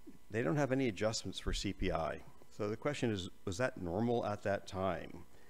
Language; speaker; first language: English; native; English